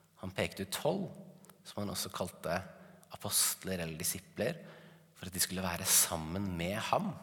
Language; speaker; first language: Norwegian; native; Norwegian